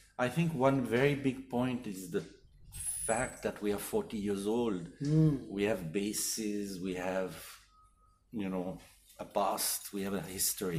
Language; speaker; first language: English; non-native, fluent; French